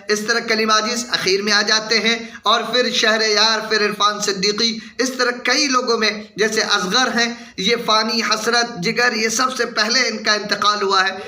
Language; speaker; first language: Urdu; native; Urdu